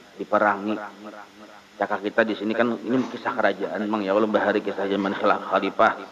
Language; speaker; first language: Indonesian; non-native, local second language; Banjar